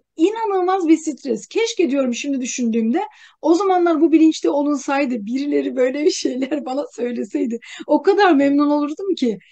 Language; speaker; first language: Turkish; native; Turkish